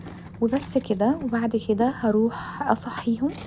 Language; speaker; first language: Arabic; native; Arabic